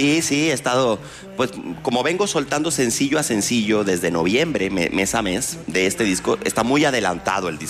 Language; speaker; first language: Spanish; native; Spanish